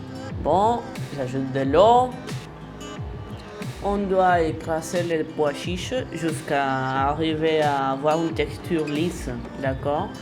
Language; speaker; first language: French; non-native, learner; Spanish